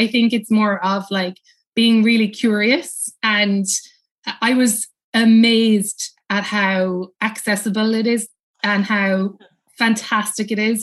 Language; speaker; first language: English; native; English